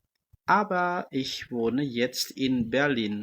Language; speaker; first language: German; non-native, fluent; Khmer